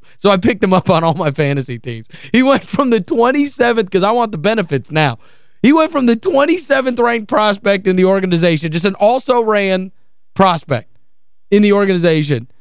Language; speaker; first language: English; native; English